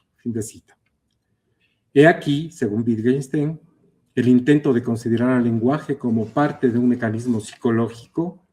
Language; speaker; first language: Spanish; native; Spanish